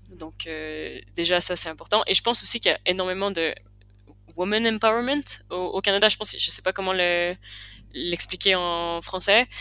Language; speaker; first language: French; native; French